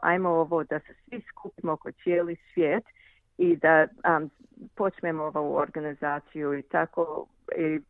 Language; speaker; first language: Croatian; early bilingual, heritage; Croatian